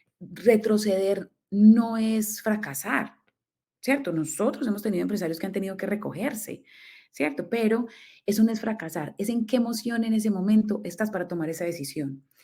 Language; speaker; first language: Spanish; native; Spanish